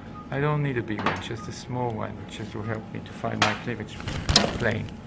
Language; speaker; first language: English; non-native, fluent; French